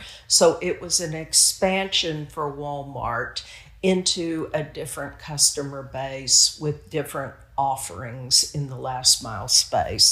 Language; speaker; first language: English; native; English